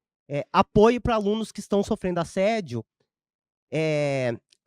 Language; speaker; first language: Portuguese; native; Portuguese